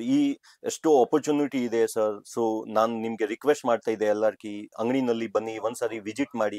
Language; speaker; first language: Kannada; non-native, local second language; Telugu